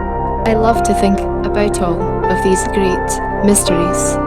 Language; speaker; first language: English; native; English